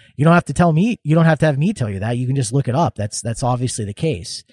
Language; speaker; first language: English; native; English